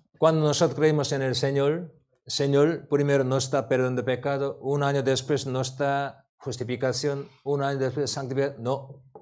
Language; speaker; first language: Spanish; non-native, learner; Korean